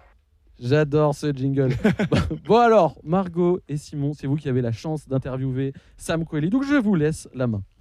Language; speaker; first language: French; native; French